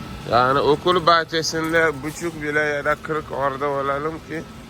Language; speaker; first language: Turkish; native; Turkish